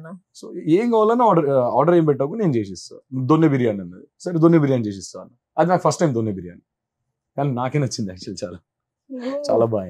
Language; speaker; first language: Telugu; native; Telugu